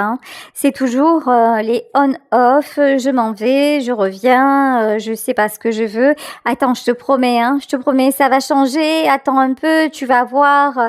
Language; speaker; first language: French; native; French